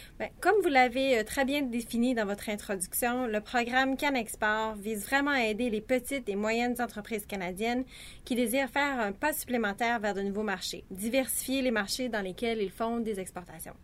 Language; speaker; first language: French; native; French